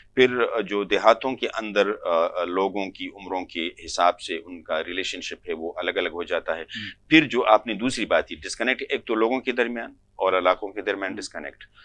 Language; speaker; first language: Urdu; non-native, local second language; Pashto